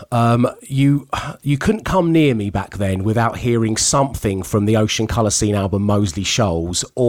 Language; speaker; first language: English; native; English